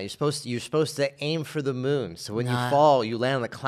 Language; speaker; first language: English; native; English